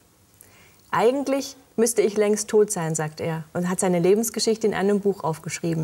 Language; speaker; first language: German; native; German